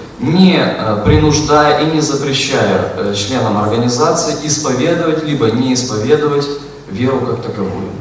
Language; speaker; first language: Russian; non-native, local second language; Ukrainian